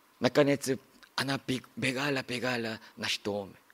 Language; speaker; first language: Russian; non-native, learner; Korean